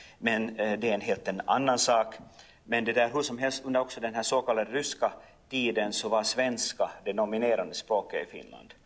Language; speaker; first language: Swedish; native; Swedish